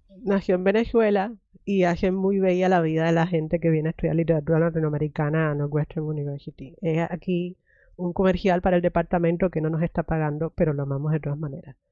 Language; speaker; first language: Spanish; native; Spanish